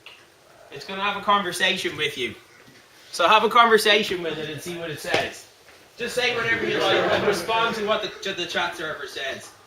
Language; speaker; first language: English; native; English